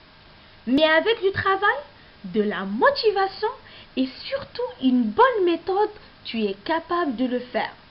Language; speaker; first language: French; non-native, local second language; Arabic